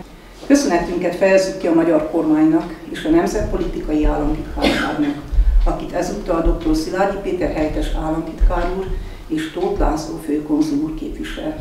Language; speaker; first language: Hungarian; native; Hungarian